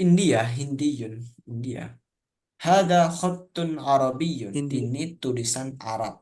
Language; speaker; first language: Arabic; non-native, fluent; Indonesian